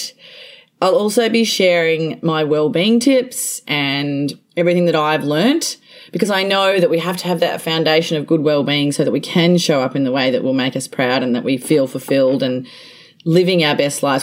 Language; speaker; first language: English; native; English